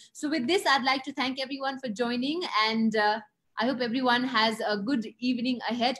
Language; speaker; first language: English; non-native, local second language; Nepali